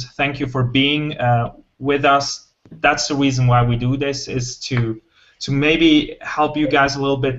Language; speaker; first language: English; non-native, fluent; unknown